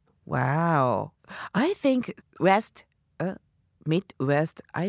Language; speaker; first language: English; non-native, learner; Japanese